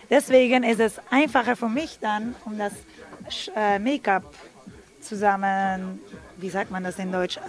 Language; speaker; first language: German; non-native, learner; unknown